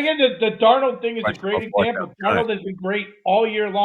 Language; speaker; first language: English; native; English